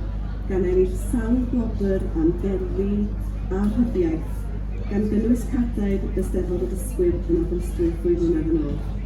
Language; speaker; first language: Welsh; native; Welsh